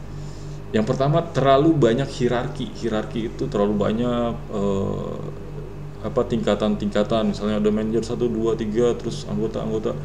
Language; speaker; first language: Indonesian; native; Indonesian